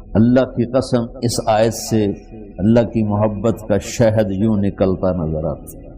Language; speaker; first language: Urdu; non-native, local second language; Punjabi